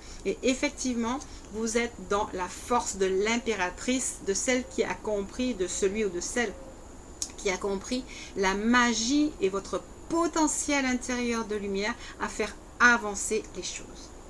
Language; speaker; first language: French; native; French